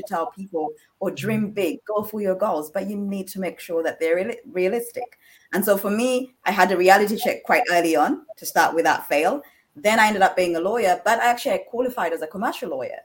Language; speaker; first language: English; non-native, local second language; Ganda